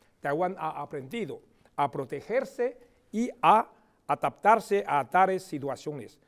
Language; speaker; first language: Spanish; non-native, fluent; Chinese